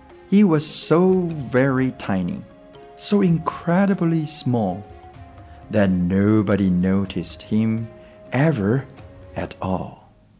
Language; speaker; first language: English; non-native, fluent; Chinese